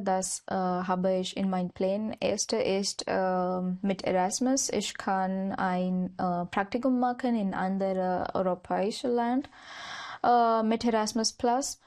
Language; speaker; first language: German; non-native, learner; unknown